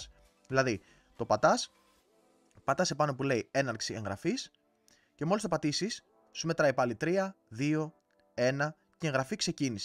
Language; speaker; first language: Greek; native; Greek